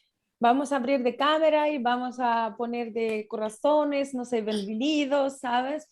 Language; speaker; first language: Spanish; non-native, learner; Russian